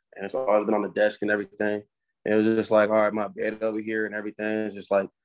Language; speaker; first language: English; native; English